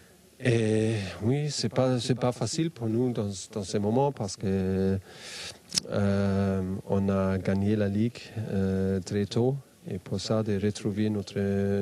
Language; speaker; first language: French; non-native, fluent; German